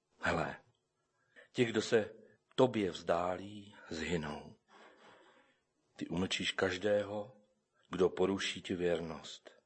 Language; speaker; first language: Czech; native; Czech